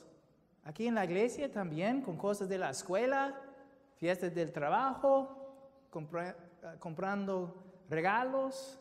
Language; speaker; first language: Spanish; non-native, fluent; English